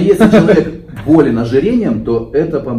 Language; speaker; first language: Russian; native; Russian